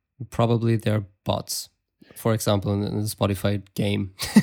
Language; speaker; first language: English; non-native, fluent; German